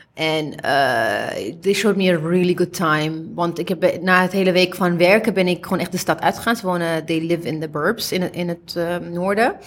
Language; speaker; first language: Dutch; early bilingual, other home language; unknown